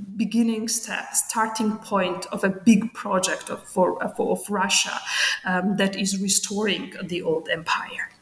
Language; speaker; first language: English; non-native, fluent; Georgian